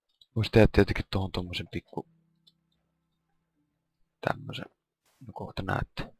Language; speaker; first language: Finnish; native; Finnish